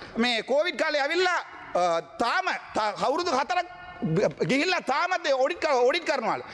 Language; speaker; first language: Sinhala; non-native, local second language; Tamil